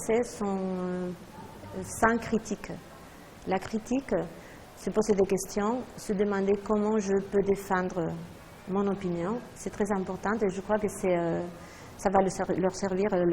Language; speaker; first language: French; non-native, fluent; Spanish